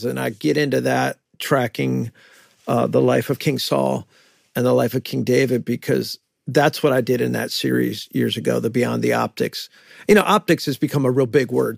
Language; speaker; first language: English; native; English